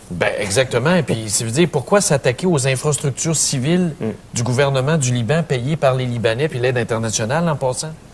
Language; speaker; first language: French; native; French